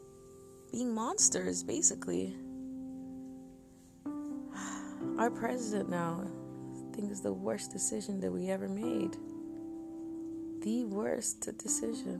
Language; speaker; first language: English; non-native, local second language; Yoruba